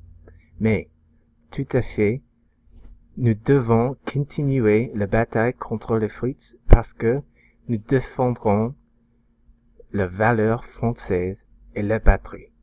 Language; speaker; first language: French; non-native, learner; English